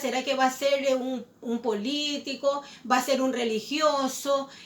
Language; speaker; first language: Spanish; native; Spanish